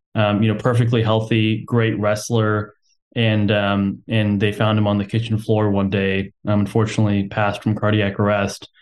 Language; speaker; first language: English; native; English